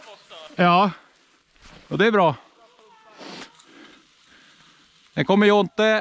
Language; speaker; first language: Swedish; native; Swedish